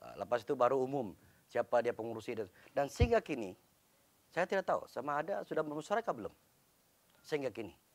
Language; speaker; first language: Malay; native; Malay